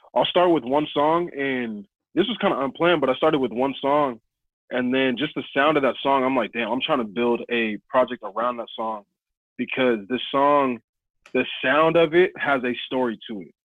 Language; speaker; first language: English; native; English